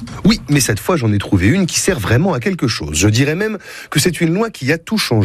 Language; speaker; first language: French; native; French